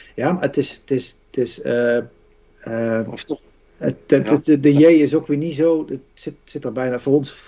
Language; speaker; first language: Dutch; native; Dutch